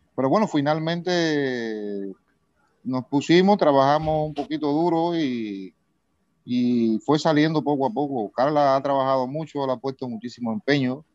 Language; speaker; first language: Spanish; native; Spanish